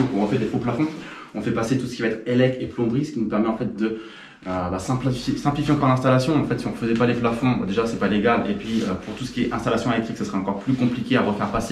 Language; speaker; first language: French; native; French